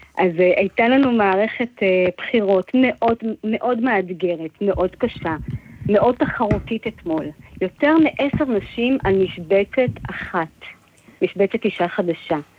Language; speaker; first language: Hebrew; early bilingual, other home language; Amharic